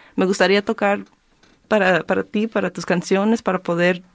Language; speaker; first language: Spanish; early bilingual, heritage; Spanish